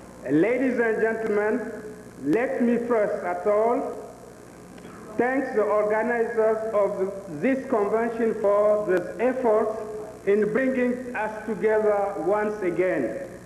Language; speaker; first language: English; non-native, fluent; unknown